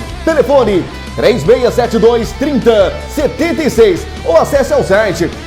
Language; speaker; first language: Portuguese; native; Portuguese